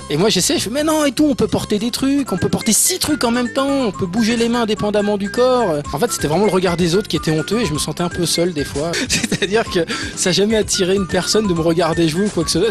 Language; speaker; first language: French; native; French